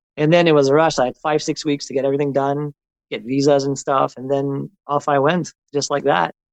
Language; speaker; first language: English; non-native, local second language; French